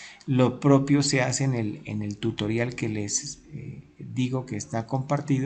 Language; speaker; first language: Spanish; native; Spanish